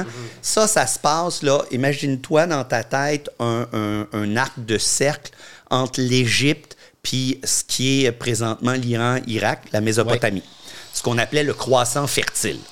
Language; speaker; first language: French; native; French